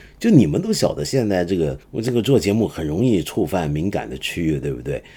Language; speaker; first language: Chinese; non-native, local second language; Cantonese